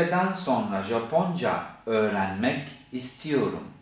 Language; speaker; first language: Turkish; non-native, fluent; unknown